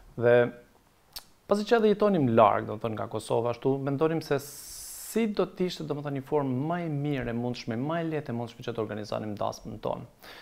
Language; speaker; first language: Albanian; native; Albanian